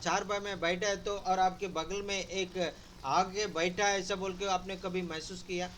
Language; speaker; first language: Hindi; non-native, local second language; Telugu